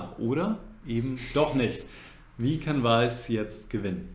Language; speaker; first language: German; native; German